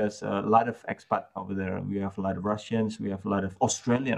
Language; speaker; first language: English; non-native, fluent; Indonesian